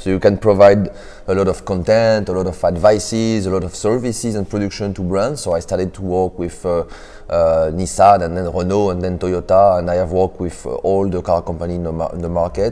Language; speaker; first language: English; non-native, fluent; French